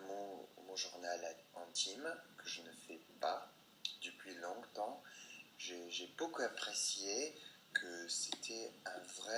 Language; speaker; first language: French; non-native, learner; English